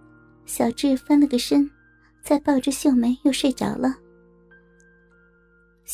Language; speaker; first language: Chinese; native; Chinese